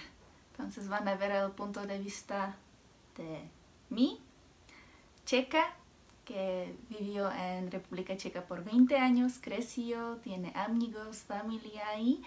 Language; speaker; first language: Spanish; non-native, fluent; Czech